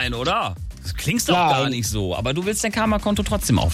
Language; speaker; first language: German; native; German